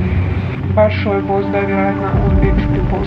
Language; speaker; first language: Russian; non-native, fluent; Uzbek